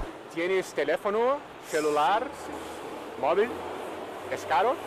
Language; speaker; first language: Spanish; non-native, fluent; Portuguese